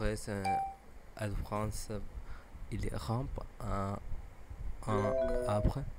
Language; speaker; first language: French; non-native, learner; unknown